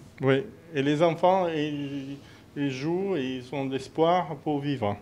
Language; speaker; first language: French; non-native, fluent; Arabic